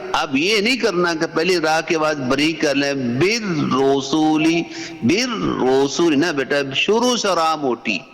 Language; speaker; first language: Urdu; non-native, local second language; Punjabi